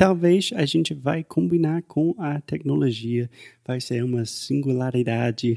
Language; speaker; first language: Portuguese; non-native, fluent; English